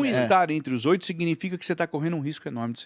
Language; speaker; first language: Portuguese; native; Portuguese